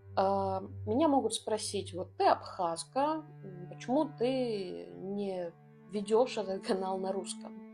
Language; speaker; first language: Russian; non-native, local second language; Abkhazian